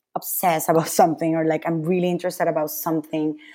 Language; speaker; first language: English; non-native, fluent; Spanish